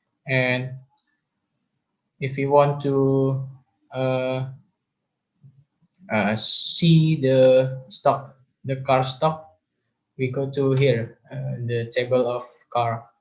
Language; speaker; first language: English; non-native, learner; Indonesian